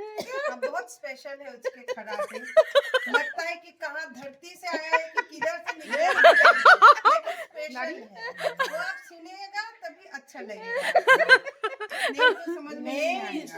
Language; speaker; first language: Hindi; non-native, local second language; Bangla